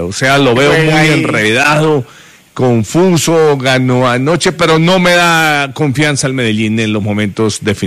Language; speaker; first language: Spanish; native; Spanish